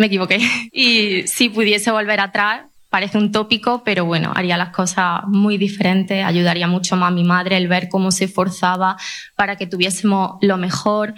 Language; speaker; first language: Spanish; native; Spanish